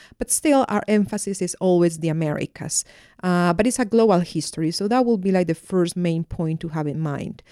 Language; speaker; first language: English; non-native, fluent; Spanish